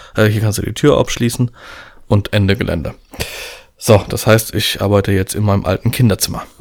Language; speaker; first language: German; early bilingual, other home language; Polish